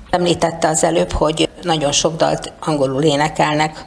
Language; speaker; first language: Hungarian; native; Hungarian